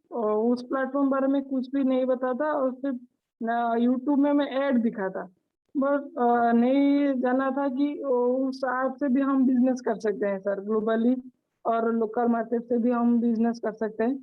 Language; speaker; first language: Hindi; non-native, local second language; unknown